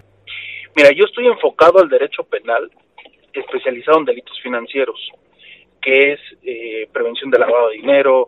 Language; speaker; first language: Spanish; native; Spanish